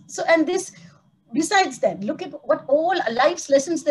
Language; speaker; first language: English; non-native, local second language; Tamil